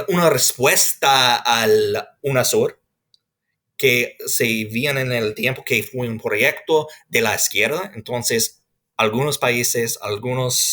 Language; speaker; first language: Spanish; non-native, fluent; English